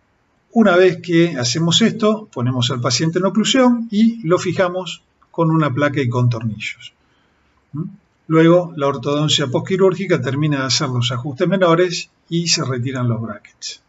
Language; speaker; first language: Spanish; native; Spanish